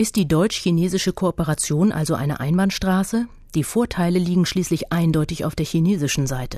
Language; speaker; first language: German; native; German